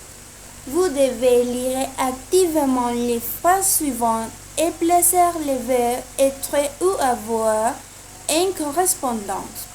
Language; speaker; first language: French; non-native, learner; Spanish